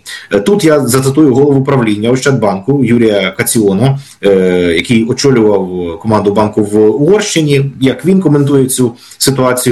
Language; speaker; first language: Ukrainian; native; Ukrainian